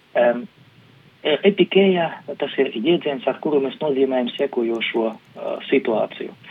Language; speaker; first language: Latvian; non-native, local second language; Russian